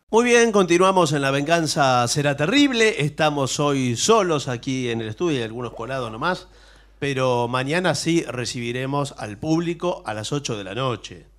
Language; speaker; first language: Spanish; native; Spanish